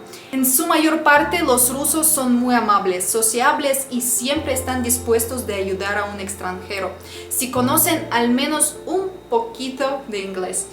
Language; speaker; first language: Spanish; non-native, fluent; Russian